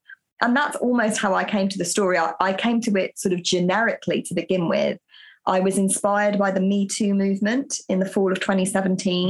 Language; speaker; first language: English; native; English